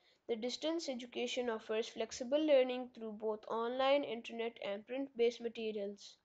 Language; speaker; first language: English; non-native, local second language; Urdu